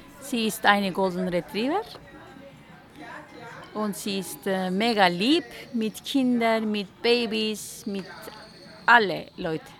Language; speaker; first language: German; non-native, learner; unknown